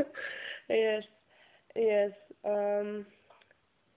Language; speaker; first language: English; non-native, learner; Czech